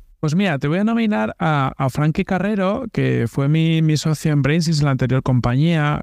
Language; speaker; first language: Spanish; native; Spanish